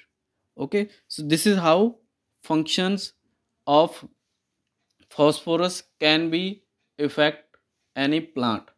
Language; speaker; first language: English; non-native, local second language; Punjabi